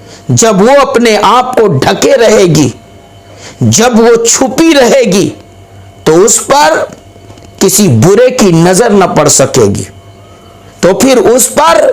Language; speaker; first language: Urdu; native; Urdu